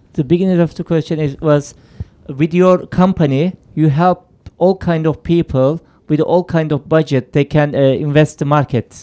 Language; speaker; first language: English; non-native, fluent; Turkish